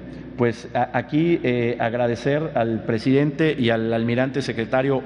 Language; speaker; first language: Spanish; native; Spanish